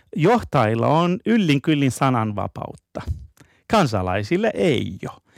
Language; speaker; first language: Finnish; non-native, fluent; Persian